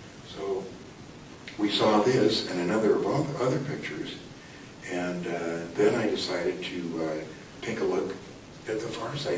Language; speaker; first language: English; native; English